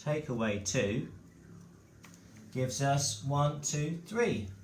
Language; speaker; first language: English; native; English